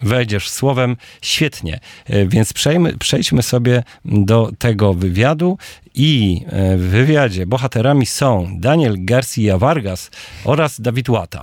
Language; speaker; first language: Polish; native; Polish